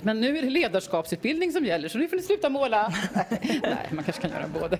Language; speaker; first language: Swedish; native; Swedish